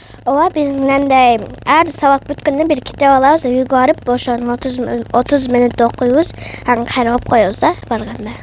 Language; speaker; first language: Kyrgyz; early bilingual, heritage; Kyrgyz